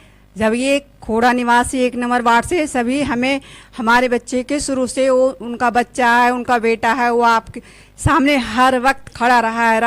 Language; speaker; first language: Hindi; native; Hindi